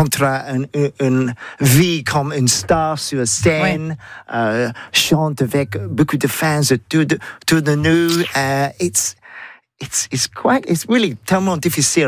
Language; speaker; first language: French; non-native, learner; English